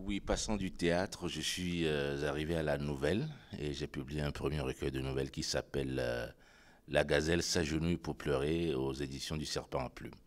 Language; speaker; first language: French; non-native, local second language; Ewe